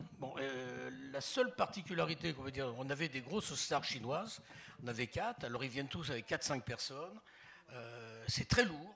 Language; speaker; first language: French; native; French